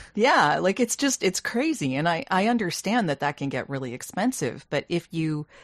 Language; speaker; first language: English; native; English